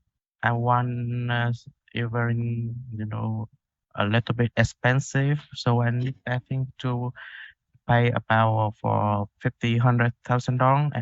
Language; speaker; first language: English; non-native, learner; Vietnamese